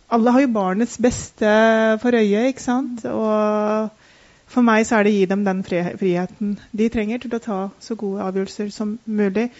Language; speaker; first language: Norwegian; native; Norwegian